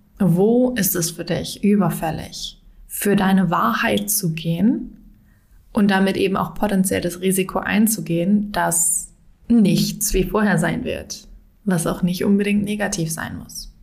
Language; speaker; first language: German; native; German